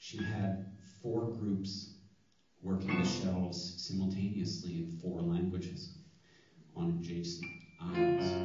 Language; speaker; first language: English; native; English